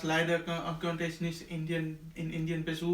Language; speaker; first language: German; non-native, learner; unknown